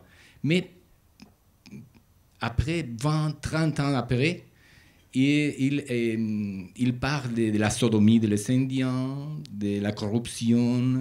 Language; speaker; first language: French; non-native, learner; Spanish